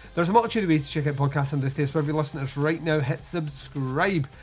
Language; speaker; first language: English; native; English